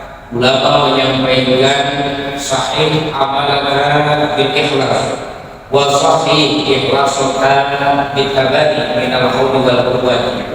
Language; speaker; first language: Indonesian; non-native, local second language; Sundanese